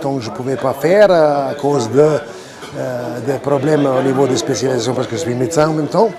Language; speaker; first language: French; non-native, fluent; Croatian